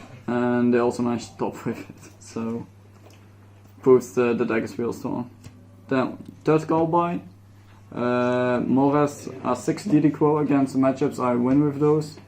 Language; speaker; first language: English; non-native, fluent; Dutch